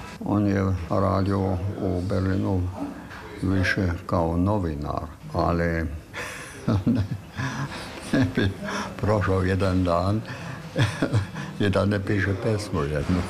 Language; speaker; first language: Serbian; non-native, fluent; German